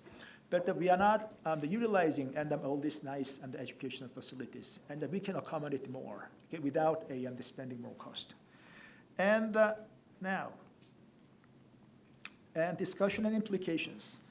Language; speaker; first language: English; non-native, fluent; Korean